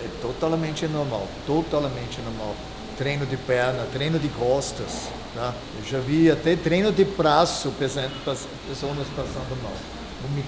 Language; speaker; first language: Portuguese; non-native, fluent; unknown